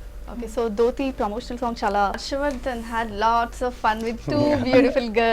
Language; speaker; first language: Telugu; native; Telugu